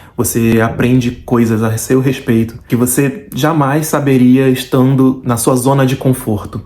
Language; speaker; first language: Portuguese; native; Portuguese